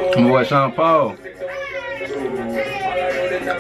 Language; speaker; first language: English; native; English